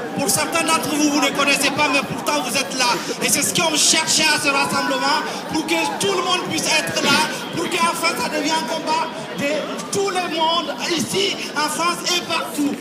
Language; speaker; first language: French; native; French